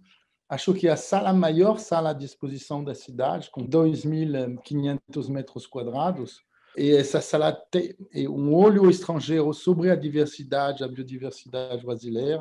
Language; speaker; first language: Portuguese; non-native, fluent; French